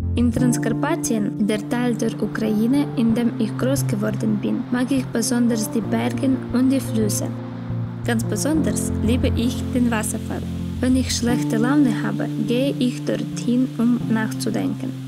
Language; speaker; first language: German; early bilingual, heritage; Ukrainian